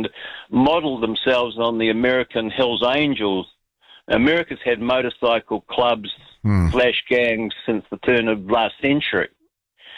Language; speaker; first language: English; native; English